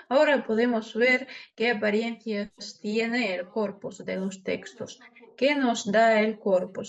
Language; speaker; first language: Spanish; non-native, fluent; Russian